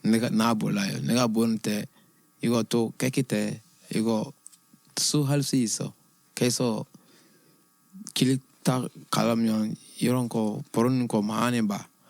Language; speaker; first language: Korean; non-native, learner; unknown